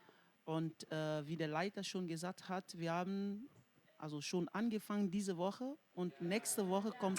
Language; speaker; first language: German; non-native, fluent; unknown